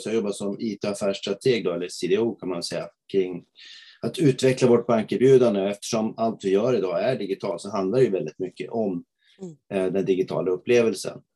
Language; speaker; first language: Swedish; native; Swedish